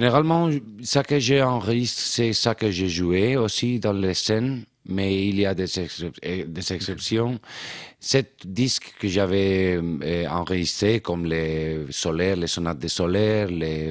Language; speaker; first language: French; non-native, fluent; Spanish